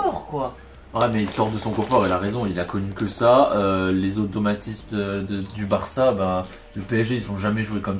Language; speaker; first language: French; native; French